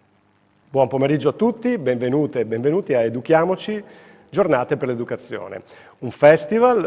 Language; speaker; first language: Italian; native; Italian